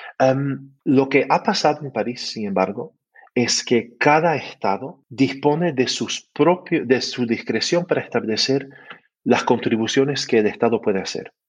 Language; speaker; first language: Spanish; early bilingual, heritage; Spanish